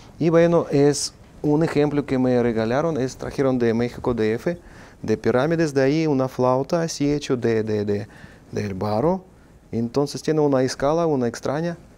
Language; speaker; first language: Spanish; non-native, fluent; Russian